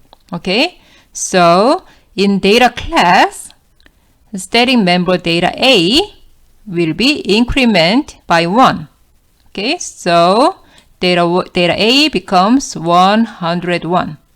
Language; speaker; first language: English; non-native, fluent; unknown